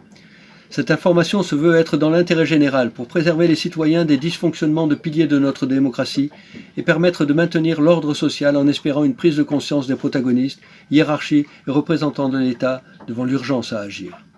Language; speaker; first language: French; native; French